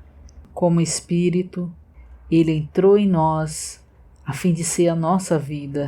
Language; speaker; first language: Portuguese; native; Portuguese